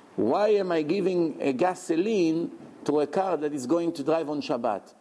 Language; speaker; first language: English; non-native, fluent; Hebrew